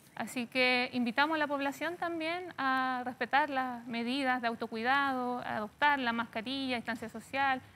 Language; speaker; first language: Spanish; native; Spanish